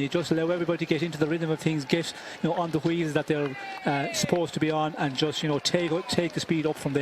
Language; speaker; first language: English; native; English